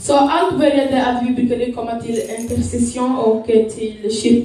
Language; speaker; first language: Swedish; early bilingual, other home language; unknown